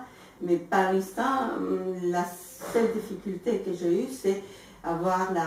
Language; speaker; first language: French; non-native, fluent; Spanish